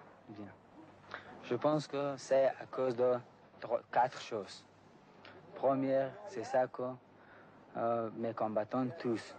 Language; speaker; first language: French; non-native, learner; Persian